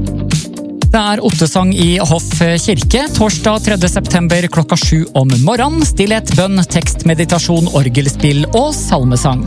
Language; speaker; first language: Norwegian; native; Norwegian